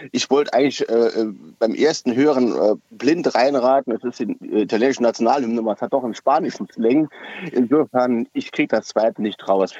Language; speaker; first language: German; native; German